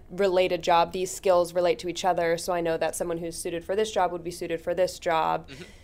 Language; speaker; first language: English; native; English